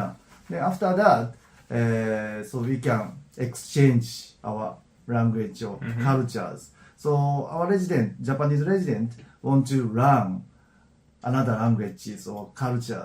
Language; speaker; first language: English; non-native, learner; Japanese